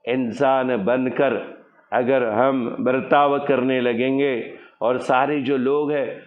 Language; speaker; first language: Hindi; non-native, local second language; Marathi